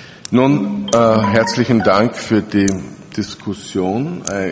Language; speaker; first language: German; native; German